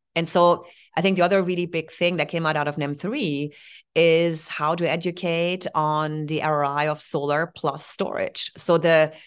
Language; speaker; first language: English; non-native, fluent; German